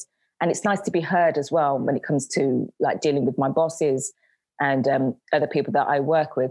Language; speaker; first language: English; native; English